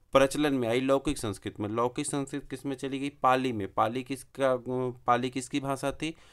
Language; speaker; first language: Hindi; native; Hindi